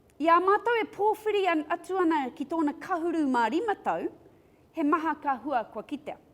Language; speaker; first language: Māori; non-native, local second language; English